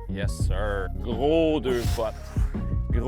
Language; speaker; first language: French; native; French